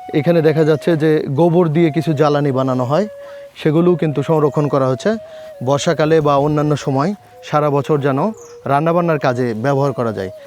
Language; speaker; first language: Bangla; native; Bangla